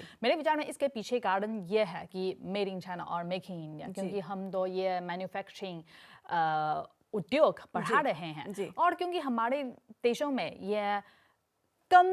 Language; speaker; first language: Hindi; non-native, fluent; Chinese